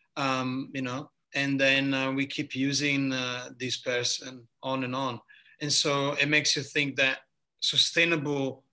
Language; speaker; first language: English; non-native, fluent; Italian